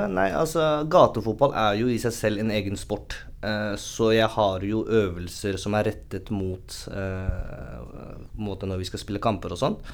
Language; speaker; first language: Norwegian; native; Norwegian